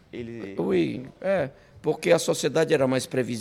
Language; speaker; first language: French; non-native, learner; Portuguese